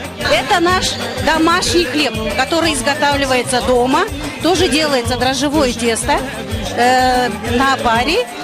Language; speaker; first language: Russian; native; Russian